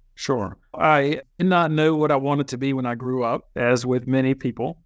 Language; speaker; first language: English; native; English